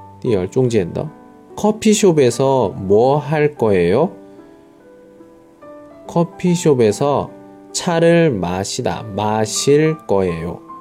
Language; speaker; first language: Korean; non-native, learner; Chinese